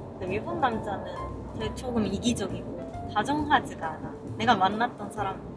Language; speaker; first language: Korean; non-native, fluent; Japanese